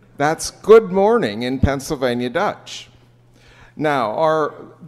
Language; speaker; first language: English; early bilingual, other home language; German